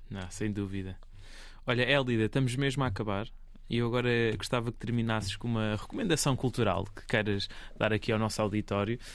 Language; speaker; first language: Portuguese; native; Portuguese